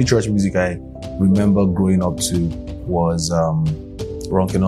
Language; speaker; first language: English; non-native, local second language; Yoruba